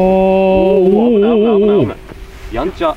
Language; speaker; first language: Japanese; native; Japanese